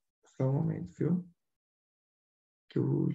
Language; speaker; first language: Portuguese; native; Portuguese